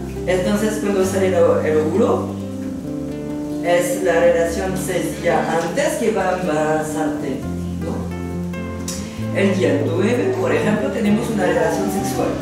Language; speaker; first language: Spanish; non-native, fluent; French